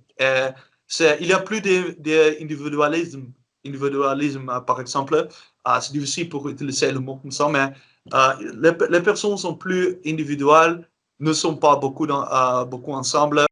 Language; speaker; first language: French; non-native, learner; Dutch